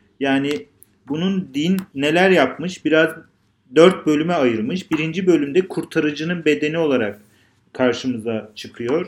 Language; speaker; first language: Turkish; native; Turkish